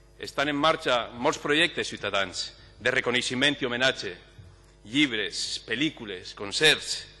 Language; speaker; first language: Catalan; non-native, local second language; Spanish